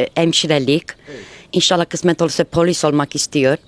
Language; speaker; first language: Turkish; non-native, learner; Romanian